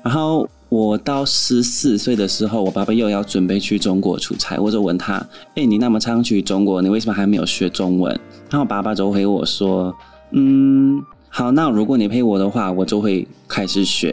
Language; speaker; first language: Chinese; non-native, fluent; English